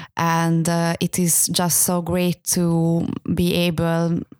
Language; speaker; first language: English; non-native, fluent; Hungarian